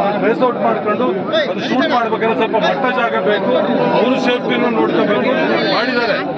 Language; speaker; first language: Kannada; native; Kannada